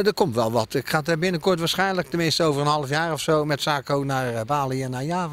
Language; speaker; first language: Dutch; native; Dutch